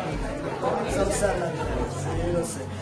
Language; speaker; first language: Spanish; non-native, learner; French